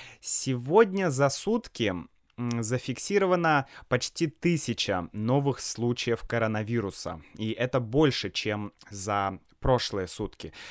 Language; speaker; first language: Russian; native; Russian